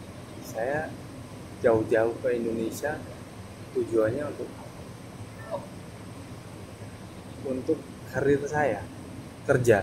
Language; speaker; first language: Indonesian; non-native, fluent; German